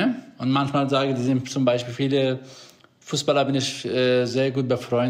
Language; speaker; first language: German; non-native, fluent; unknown